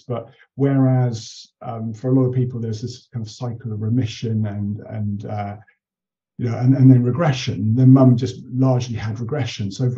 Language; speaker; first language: English; native; English